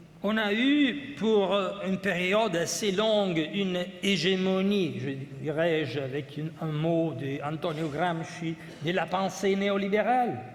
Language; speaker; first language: French; non-native, fluent; Italian